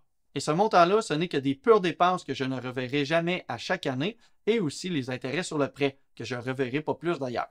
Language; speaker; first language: French; native; French